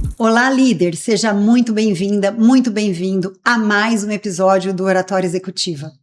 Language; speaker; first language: Portuguese; native; Portuguese